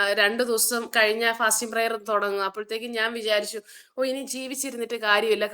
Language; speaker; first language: Malayalam; early bilingual, heritage; Malayalam